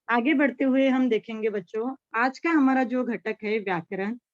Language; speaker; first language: Hindi; non-native, local second language; Marathi